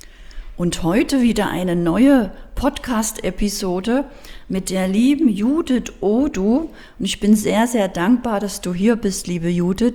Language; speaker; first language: German; native; German